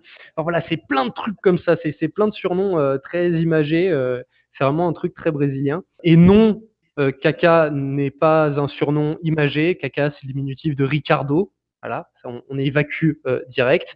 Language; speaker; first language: French; native; French